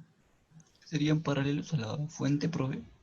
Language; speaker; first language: Spanish; native; Spanish